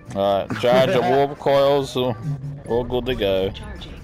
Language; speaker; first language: English; native; English